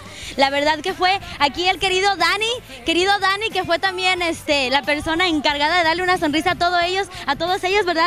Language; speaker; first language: Spanish; native; Spanish